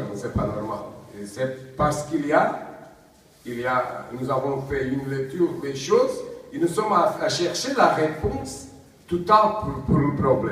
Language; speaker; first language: French; non-native, learner; Portuguese